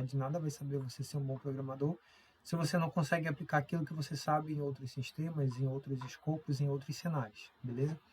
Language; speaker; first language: Portuguese; native; Portuguese